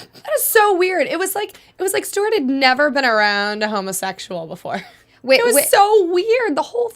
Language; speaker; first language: English; native; English